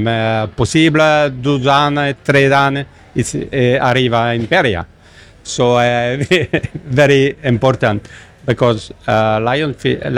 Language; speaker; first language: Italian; non-native, learner; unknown